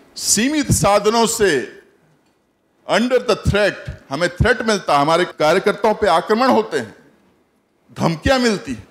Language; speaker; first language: Hindi; native; Hindi